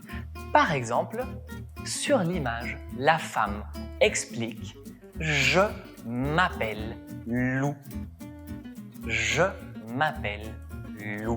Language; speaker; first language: French; non-native, fluent; Spanish